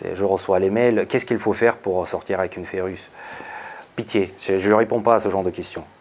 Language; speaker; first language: French; non-native, fluent; Russian